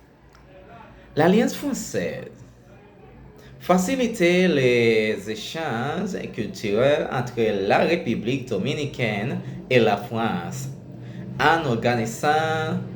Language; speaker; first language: French; non-native, learner; Spanish